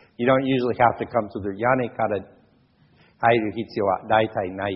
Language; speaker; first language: Japanese; non-native, fluent; English